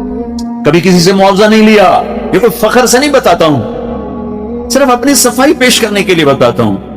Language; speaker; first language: Hindi; non-native, local second language; Punjabi